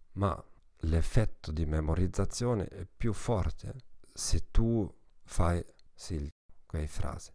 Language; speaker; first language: Italian; non-native, learner; German